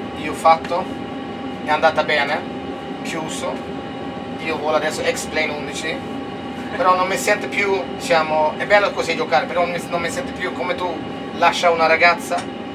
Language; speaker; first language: Italian; non-native, learner; Swedish